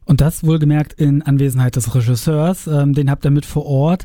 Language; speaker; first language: German; native; German